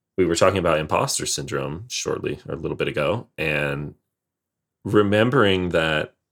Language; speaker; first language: English; native; English